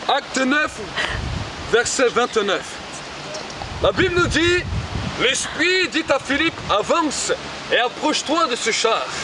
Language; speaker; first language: French; native; French